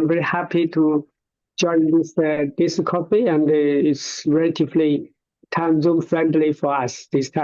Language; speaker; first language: English; non-native, learner; Chinese